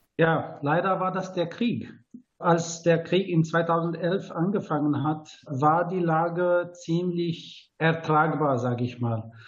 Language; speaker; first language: German; non-native, fluent; Arabic